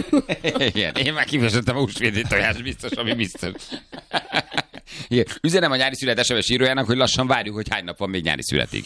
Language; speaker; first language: Hungarian; native; Hungarian